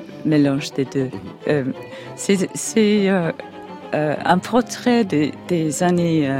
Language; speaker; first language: French; non-native, fluent; English